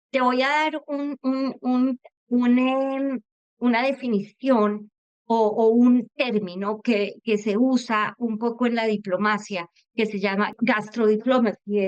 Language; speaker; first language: Spanish; native; Spanish